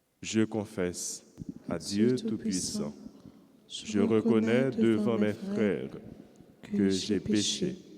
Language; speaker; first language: French; non-native, local second language; Haitian Creole